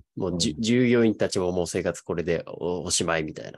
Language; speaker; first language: Japanese; native; Japanese